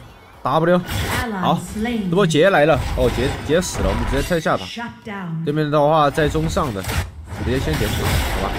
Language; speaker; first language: Chinese; native; Chinese